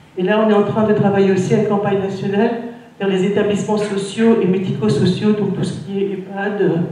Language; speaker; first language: French; native; French